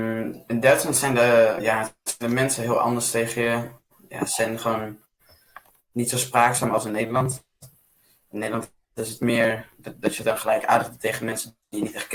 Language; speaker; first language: Dutch; early bilingual, other home language; German